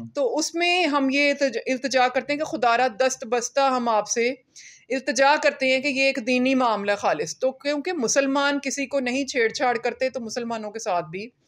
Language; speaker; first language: Urdu; native; Urdu